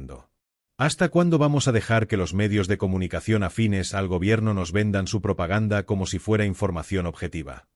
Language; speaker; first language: Spanish; native; Spanish